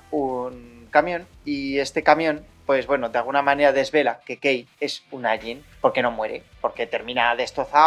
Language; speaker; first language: Spanish; native; Spanish